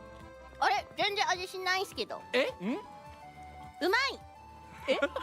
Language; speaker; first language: Japanese; native; Japanese